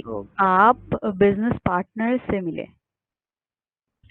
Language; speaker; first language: Hindi; non-native, learner; Bangla